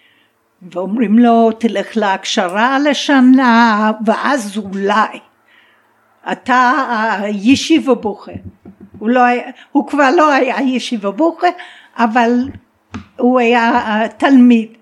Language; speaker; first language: Hebrew; non-native, fluent; English